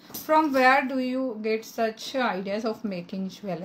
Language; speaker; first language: Hindi; non-native, local second language; Marathi